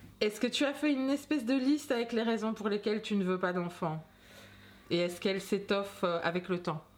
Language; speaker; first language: French; native; French